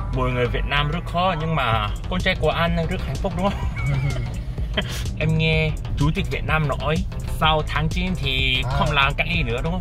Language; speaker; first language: Vietnamese; non-native, fluent; Korean